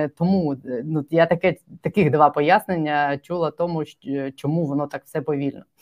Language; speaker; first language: Ukrainian; native; Ukrainian